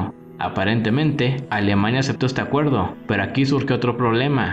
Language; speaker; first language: Spanish; native; Spanish